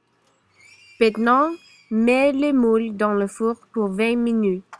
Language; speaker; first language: French; non-native, learner; English